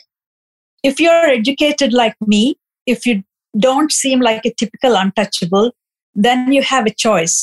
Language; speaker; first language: English; non-native, local second language; Telugu